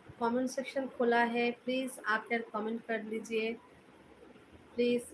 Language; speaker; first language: Hindi; non-native, local second language; Bangla